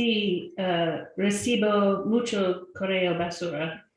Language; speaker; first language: Spanish; non-native, learner; English